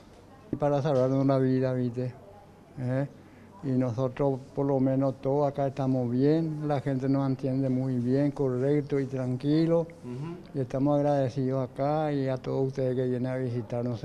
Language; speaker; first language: Spanish; native; Spanish